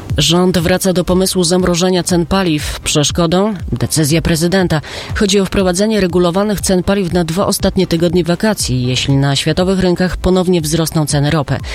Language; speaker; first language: Polish; native; Polish